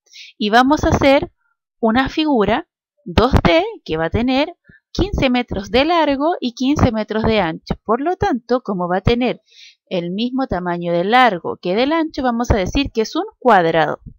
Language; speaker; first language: Spanish; native; Spanish